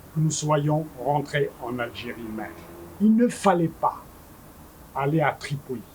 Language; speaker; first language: French; non-native, local second language; Kabyle